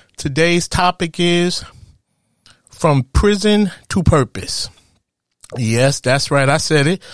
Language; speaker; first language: English; native; English